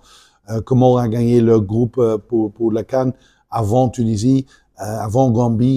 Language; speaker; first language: French; non-native, local second language; Dutch